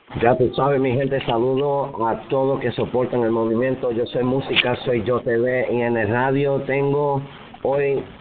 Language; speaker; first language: Spanish; early bilingual, heritage; Spanish